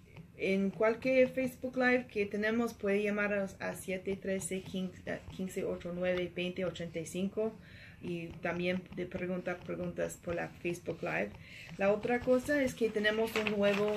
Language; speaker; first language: Spanish; non-native, learner; English